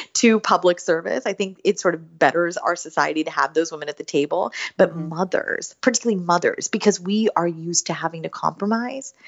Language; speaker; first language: English; native; English